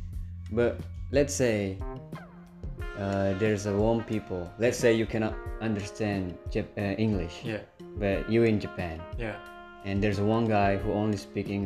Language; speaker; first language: English; non-native, fluent; Indonesian